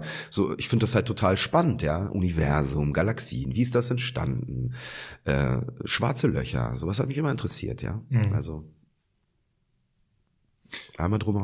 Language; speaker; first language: German; native; German